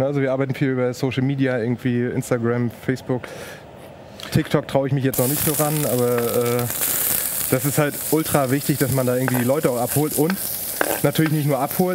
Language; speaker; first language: German; native; German